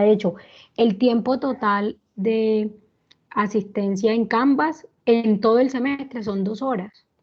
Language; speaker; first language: Spanish; native; Spanish